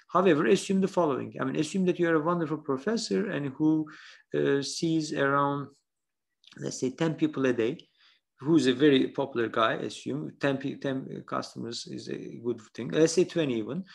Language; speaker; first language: English; non-native, fluent; Turkish